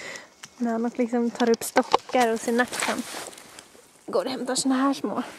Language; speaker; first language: Swedish; native; Swedish